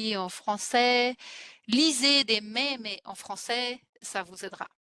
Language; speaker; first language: French; non-native, fluent; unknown